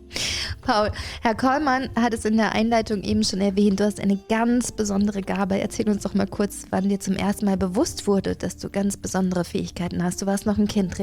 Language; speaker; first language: German; native; German